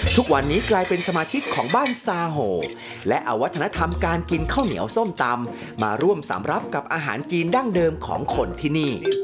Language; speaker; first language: Thai; native; Thai